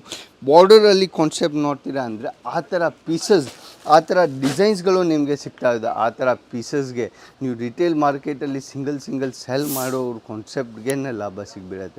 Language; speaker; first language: Kannada; non-native, fluent; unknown